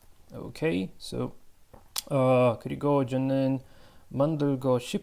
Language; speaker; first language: Korean; non-native, learner; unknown